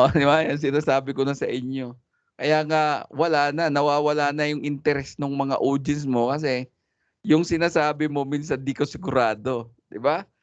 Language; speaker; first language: Filipino; non-native, local second language; Cebuano